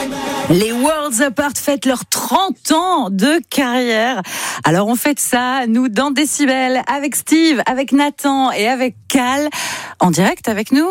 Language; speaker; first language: French; native; French